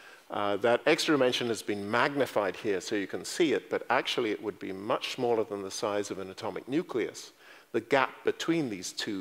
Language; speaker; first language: English; native; English